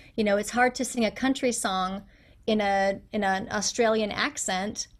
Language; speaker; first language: English; native; English